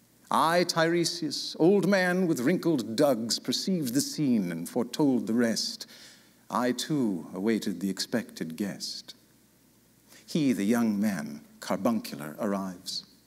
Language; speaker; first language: English; native; English